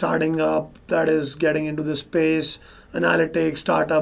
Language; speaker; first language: English; non-native, local second language; Hindi